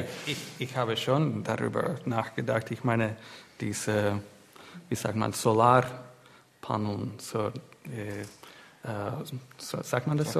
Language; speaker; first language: German; non-native, fluent; English